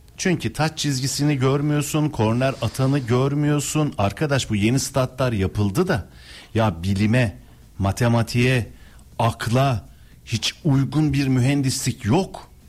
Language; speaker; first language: Turkish; native; Turkish